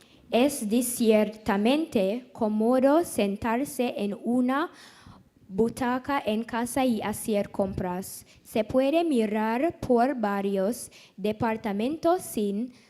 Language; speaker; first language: Spanish; non-native, learner; English